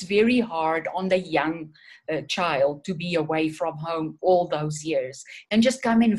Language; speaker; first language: English; non-native, fluent; Portuguese